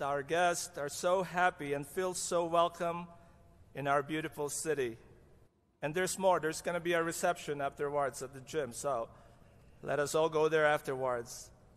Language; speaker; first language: English; non-native, local second language; Cebuano